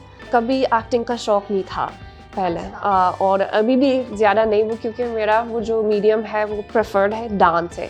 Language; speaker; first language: Hindi; non-native, learner; English